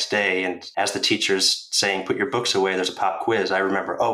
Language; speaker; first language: English; native; English